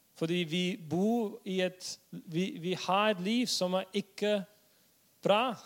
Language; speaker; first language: Norwegian; non-native, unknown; German